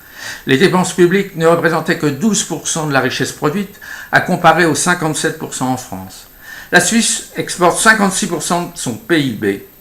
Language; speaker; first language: French; native; French